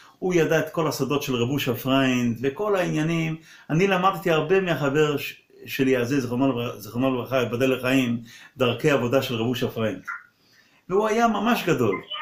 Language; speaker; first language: Hebrew; non-native, local second language; Yiddish